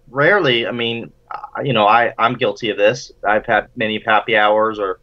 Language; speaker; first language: English; native; English